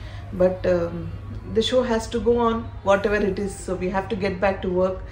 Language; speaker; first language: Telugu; non-native, local second language; Urdu